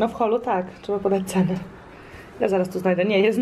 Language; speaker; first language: Polish; native; Polish